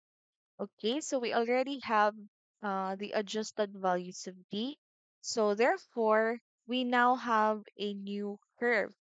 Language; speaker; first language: English; non-native, local second language; Cebuano